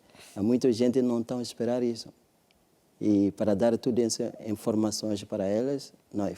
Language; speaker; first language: Portuguese; non-native, learner; French